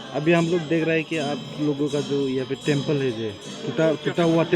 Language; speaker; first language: Hindi; non-native, local second language; Bodo